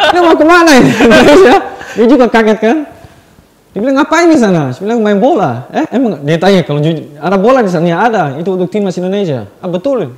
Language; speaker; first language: Indonesian; non-native, fluent; Dutch